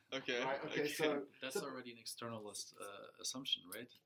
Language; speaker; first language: English; non-native, fluent; German